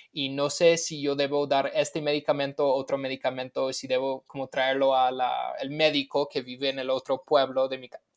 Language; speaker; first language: Spanish; non-native, fluent; English